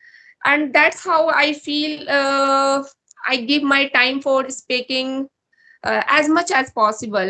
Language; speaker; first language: English; non-native, learner; Hindi